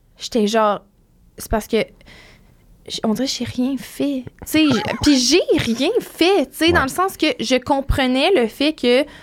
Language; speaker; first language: French; native; French